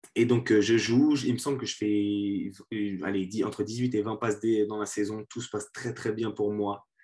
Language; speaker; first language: French; native; French